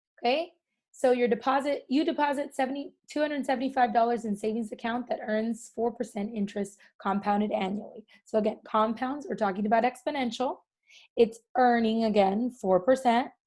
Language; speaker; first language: English; native; English